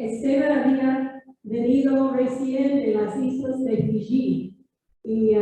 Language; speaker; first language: Spanish; non-native, fluent; English